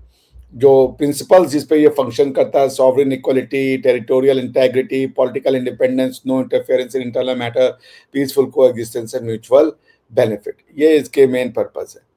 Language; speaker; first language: Hindi; native; Hindi